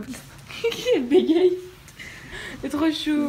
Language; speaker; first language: French; native; French